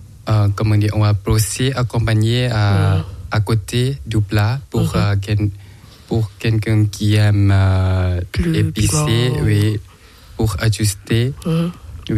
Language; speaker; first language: French; non-native, learner; Thai